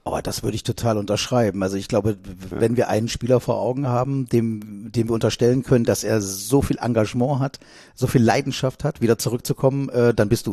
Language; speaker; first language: German; native; German